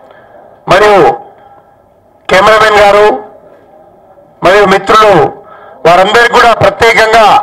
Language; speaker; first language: Telugu; native; Telugu